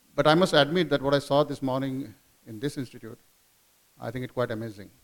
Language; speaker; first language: English; non-native, local second language; Marathi